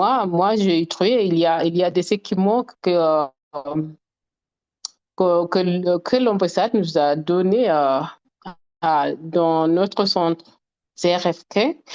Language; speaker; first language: French; non-native, fluent; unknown